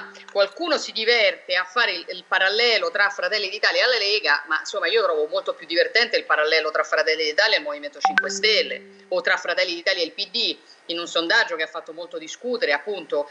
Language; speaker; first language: Italian; native; Italian